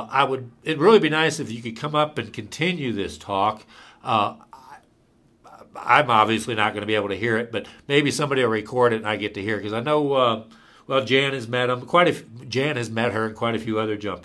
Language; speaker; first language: English; native; English